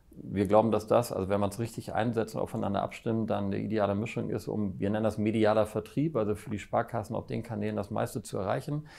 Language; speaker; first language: German; native; German